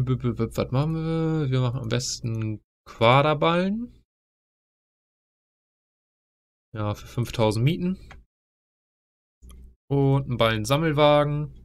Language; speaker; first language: German; native; German